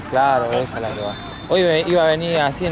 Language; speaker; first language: Spanish; native; Spanish